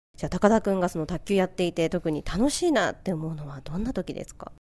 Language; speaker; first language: Japanese; native; Japanese